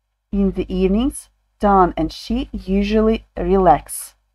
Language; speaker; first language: English; non-native, fluent; Ukrainian